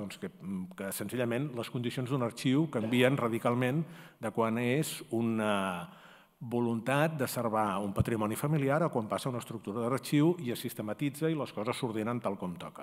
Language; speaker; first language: Catalan; native; Catalan